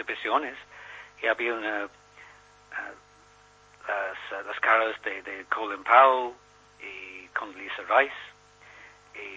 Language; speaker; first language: Spanish; non-native, learner; English